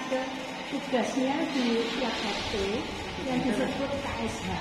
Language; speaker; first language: Indonesian; native; Indonesian